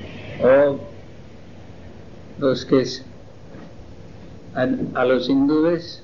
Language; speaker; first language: Spanish; non-native, fluent; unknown